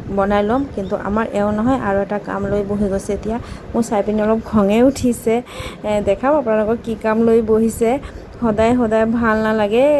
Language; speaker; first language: Assamese; native; Assamese